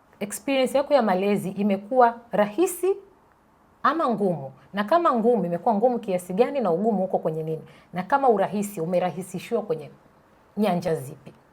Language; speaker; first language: Swahili; native; Swahili